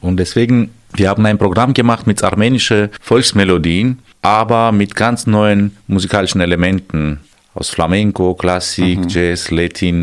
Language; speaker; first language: German; non-native, fluent; Armenian